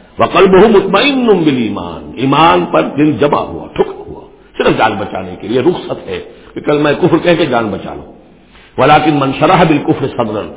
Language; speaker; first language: Urdu; native; Urdu